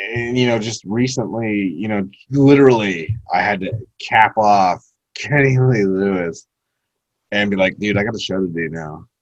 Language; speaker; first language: English; native; English